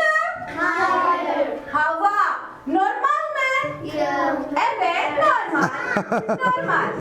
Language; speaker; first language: Turkish; non-native, learner; Arabic